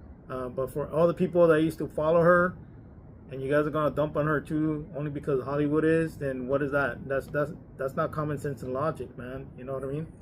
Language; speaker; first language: English; native; English